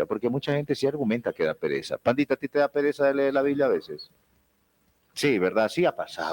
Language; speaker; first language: Spanish; native; Spanish